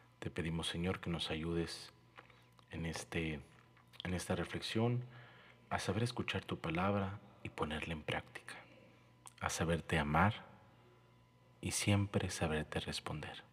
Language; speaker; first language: Spanish; native; Spanish